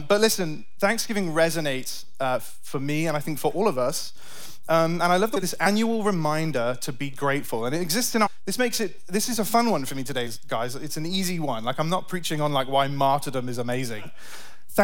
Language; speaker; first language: English; native; English